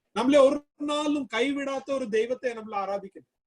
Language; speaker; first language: Malayalam; early bilingual, heritage; Malayalam